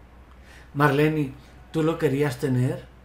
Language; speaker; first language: Spanish; native; Spanish